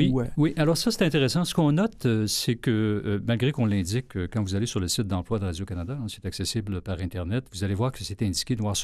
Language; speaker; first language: French; native; French